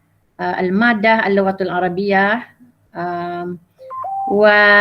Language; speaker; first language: Arabic; non-native, fluent; Malay